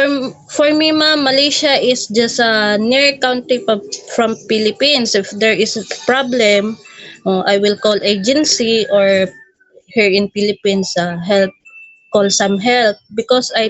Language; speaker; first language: English; non-native, local second language; Filipino